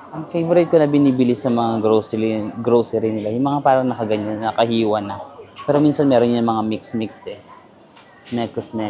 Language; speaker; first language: Filipino; native; Filipino